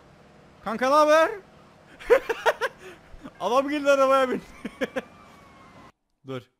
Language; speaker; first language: Turkish; native; Turkish